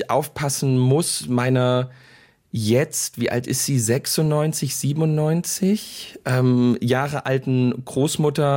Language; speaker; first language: German; native; German